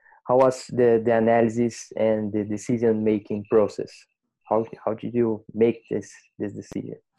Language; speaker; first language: English; non-native, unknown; Portuguese